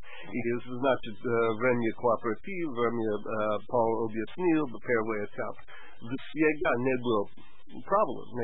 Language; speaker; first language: Russian; non-native, learner; English